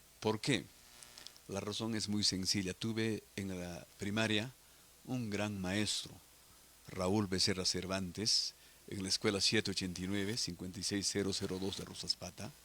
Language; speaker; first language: Spanish; non-native, local second language; Quechua